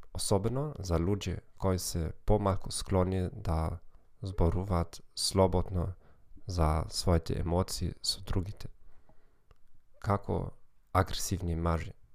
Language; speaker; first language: Macedonian; non-native, learner; German